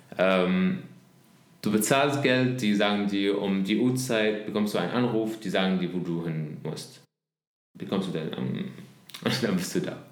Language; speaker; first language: German; non-native, learner; Arabic